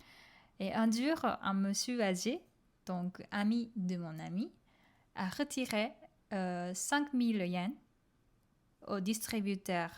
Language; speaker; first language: French; non-native, fluent; Japanese